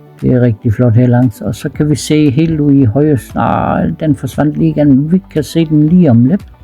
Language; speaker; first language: Danish; native; Danish